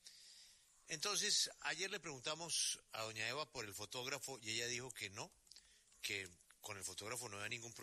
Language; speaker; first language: Spanish; native; Spanish